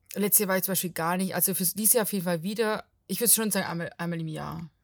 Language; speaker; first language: German; non-native, fluent; Portuguese